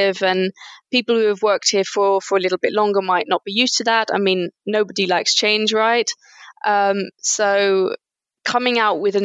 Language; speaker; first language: English; native; English